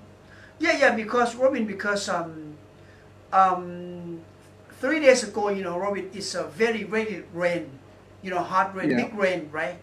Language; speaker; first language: English; non-native, learner; Thai